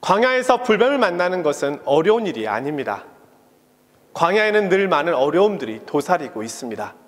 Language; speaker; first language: Korean; native; Korean